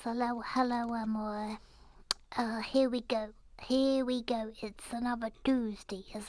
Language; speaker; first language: English; native; English